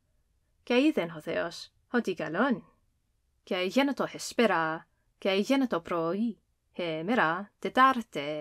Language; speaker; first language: Greek; non-native, fluent; English